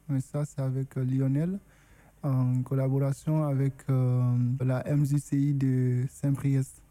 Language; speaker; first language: French; non-native, local second language; Susu